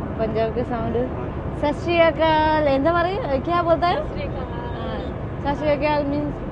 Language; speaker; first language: Hindi; non-native, learner; Nepali